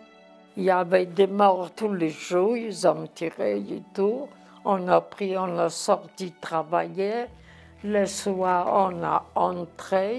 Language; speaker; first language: French; non-native, learner; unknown